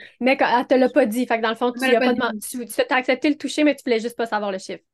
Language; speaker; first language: French; native; French